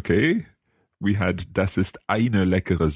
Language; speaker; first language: German; non-native, learner; English